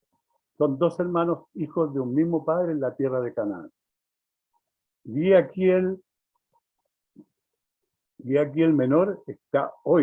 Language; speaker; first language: Spanish; native; Spanish